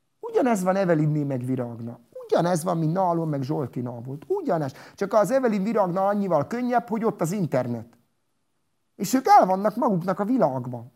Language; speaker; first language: Hungarian; non-native, local second language; Romany